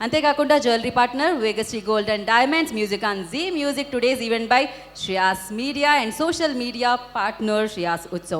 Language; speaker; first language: Telugu; native; Telugu